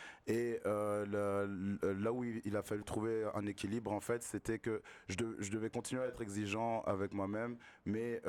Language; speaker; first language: French; native; French